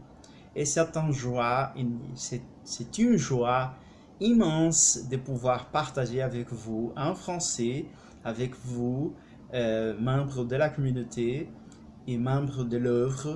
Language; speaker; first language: French; non-native, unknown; Spanish